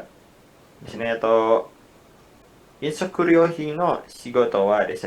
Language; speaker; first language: Japanese; non-native, learner; Indonesian